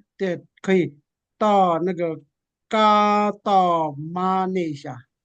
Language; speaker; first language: Chinese; non-native, local second language; Tibetan